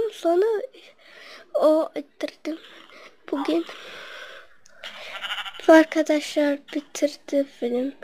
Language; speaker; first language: Turkish; non-native, learner; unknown